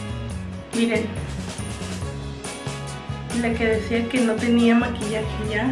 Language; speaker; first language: Spanish; native; Spanish